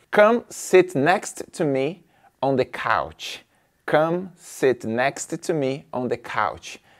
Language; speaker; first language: English; non-native, fluent; Portuguese